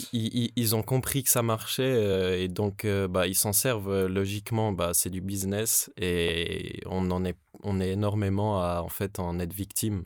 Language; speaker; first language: French; native; French